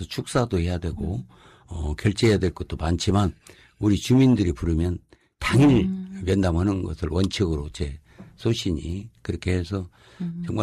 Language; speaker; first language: Korean; native; Korean